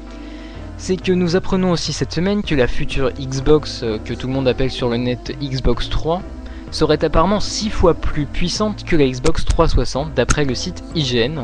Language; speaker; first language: French; native; French